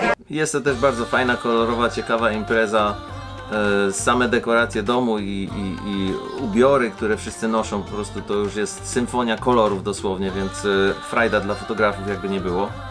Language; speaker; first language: Polish; native; Polish